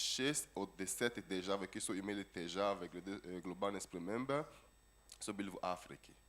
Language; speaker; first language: Slovenian; non-native, fluent; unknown